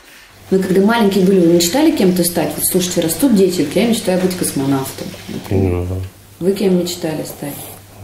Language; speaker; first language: Russian; native; Russian